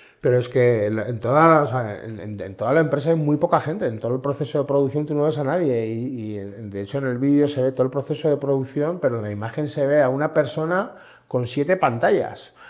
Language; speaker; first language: Spanish; native; Spanish